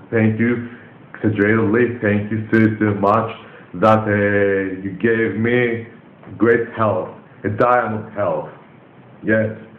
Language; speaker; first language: English; non-native, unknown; Greek